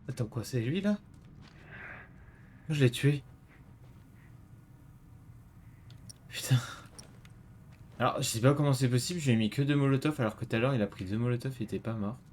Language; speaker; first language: French; native; French